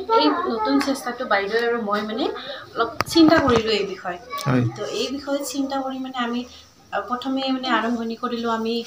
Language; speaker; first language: Assamese; native; Assamese